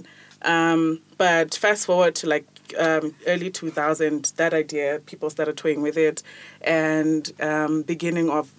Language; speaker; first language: English; non-native, local second language; Tswana